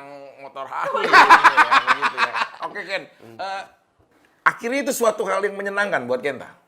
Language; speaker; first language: Indonesian; native; Indonesian